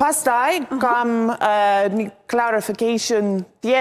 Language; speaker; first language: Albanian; non-native, learner; English